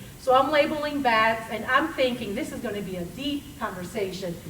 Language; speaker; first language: English; early bilingual, other home language; Spanish